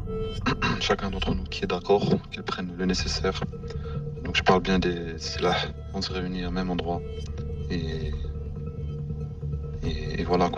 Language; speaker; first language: French; native; French